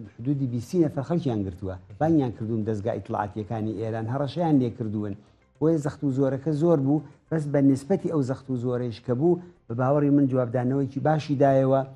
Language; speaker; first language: Central Kurdish; native; Central Kurdish